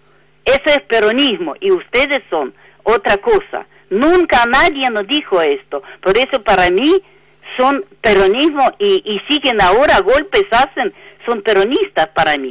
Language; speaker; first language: Spanish; non-native, fluent; Russian